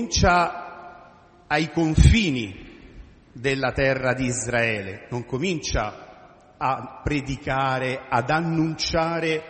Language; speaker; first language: Italian; native; Italian